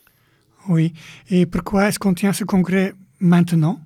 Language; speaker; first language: French; native; French